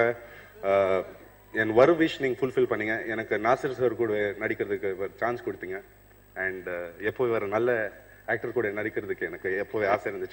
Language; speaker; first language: Tamil; non-native, fluent; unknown